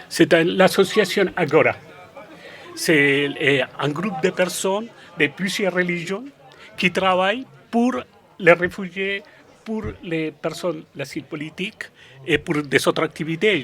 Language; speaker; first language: French; non-native, fluent; Spanish